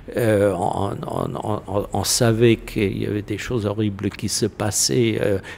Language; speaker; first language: French; non-native, fluent; German